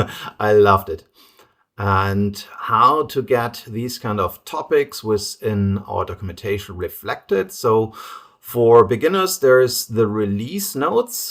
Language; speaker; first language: English; non-native, fluent; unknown